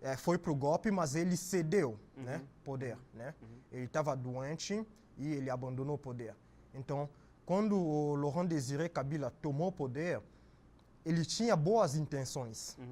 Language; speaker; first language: Portuguese; non-native, fluent; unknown